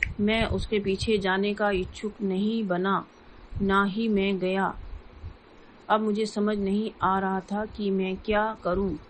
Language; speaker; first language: Hindi; native; Hindi